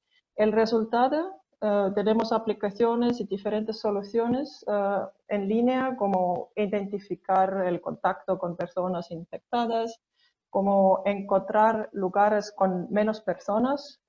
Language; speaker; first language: Spanish; non-native, fluent; Estonian